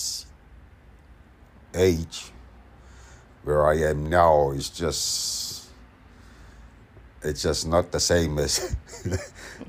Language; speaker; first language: English; non-native, fluent; Samoan